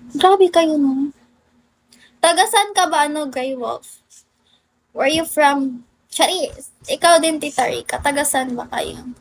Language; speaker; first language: Filipino; non-native, local second language; Cebuano